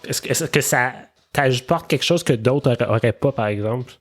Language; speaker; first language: French; native; French